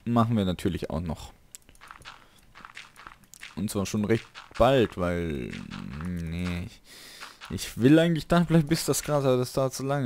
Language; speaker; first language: German; native; German